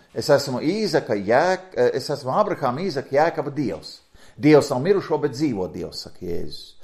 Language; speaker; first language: Latvian; native; Latvian